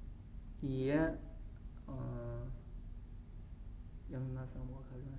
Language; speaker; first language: Japanese; non-native, learner; English